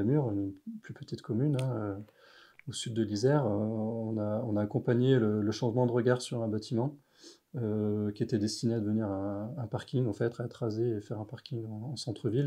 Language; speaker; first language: French; native; French